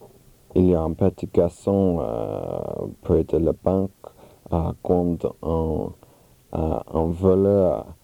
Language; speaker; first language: French; non-native, learner; English